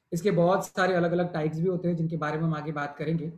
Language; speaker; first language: Hindi; non-native, local second language; Gujarati